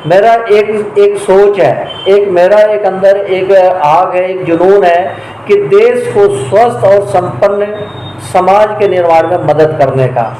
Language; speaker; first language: Hindi; native; Hindi